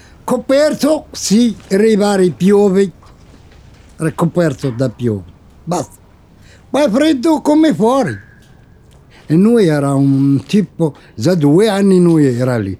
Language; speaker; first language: Italian; non-native, learner; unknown